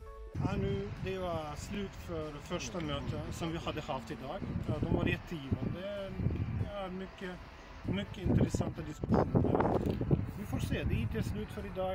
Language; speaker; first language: Swedish; non-native, fluent; Russian